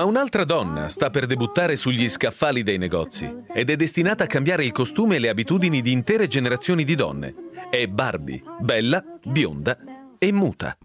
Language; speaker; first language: Italian; native; Italian